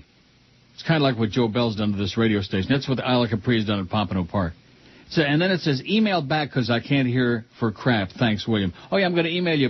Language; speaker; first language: English; native; English